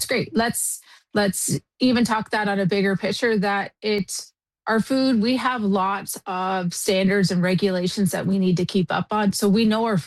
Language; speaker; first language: English; native; English